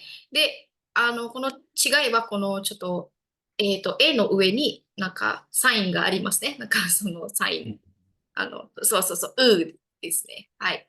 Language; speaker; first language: Japanese; non-native, fluent; Indonesian